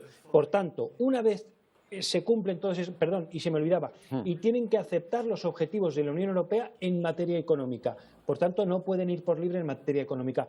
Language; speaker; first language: Spanish; native; Spanish